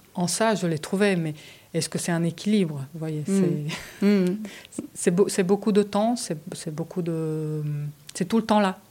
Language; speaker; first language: French; early bilingual, other home language; Romanian